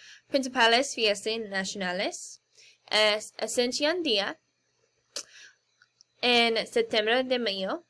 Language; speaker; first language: Spanish; non-native, learner; English